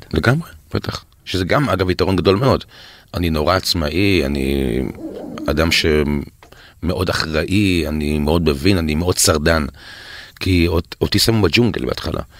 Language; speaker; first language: Hebrew; native; Hebrew